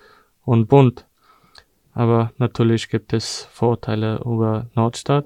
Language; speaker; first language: German; non-native, fluent; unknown